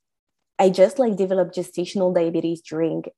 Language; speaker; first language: English; non-native, fluent; French